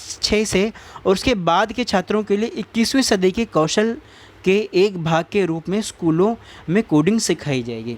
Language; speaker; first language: Hindi; native; Hindi